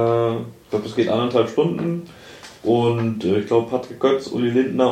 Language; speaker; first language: German; native; German